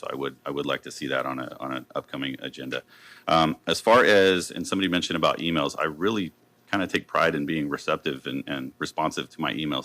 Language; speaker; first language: English; native; English